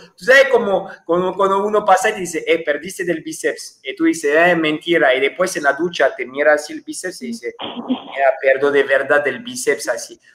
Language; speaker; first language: Spanish; non-native, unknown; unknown